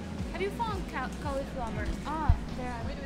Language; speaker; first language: English; non-native, learner; Uzbek